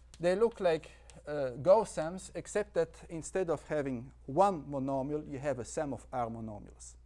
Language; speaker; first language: English; non-native, fluent; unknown